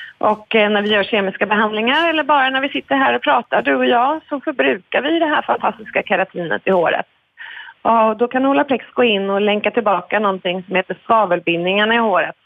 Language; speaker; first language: Swedish; native; Swedish